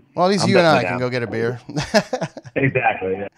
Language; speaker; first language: English; native; English